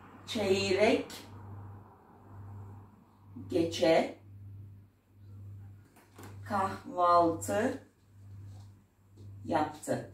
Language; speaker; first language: Turkish; non-native, fluent; Arabic